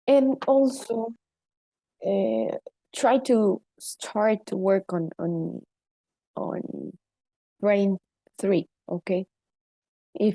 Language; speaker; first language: English; non-native, fluent; Spanish